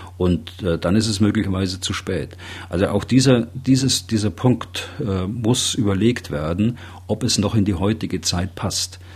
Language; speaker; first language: German; native; German